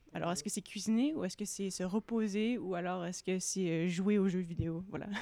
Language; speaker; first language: French; native; French